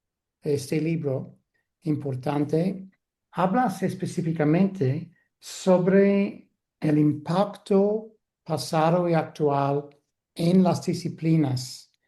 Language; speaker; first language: Spanish; non-native, fluent; English